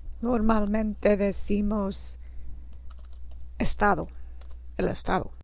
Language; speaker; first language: Spanish; non-native, learner; English